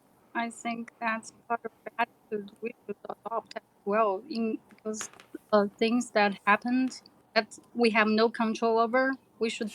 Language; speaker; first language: English; non-native, learner; Chinese